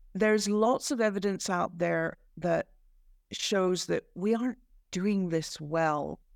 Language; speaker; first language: English; native; English